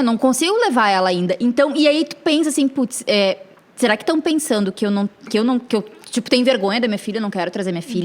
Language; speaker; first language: Portuguese; native; Portuguese